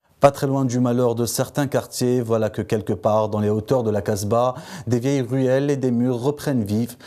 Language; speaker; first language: French; non-native, local second language; Arabic